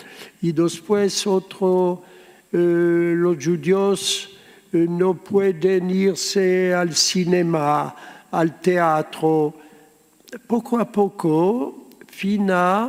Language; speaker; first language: Spanish; early bilingual, heritage; Spanish